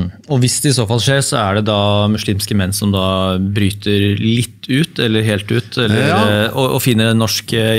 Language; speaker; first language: Norwegian; native; Norwegian